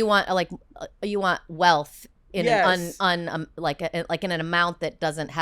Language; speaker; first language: English; native; English